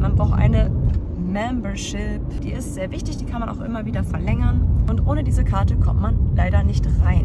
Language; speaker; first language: German; native; German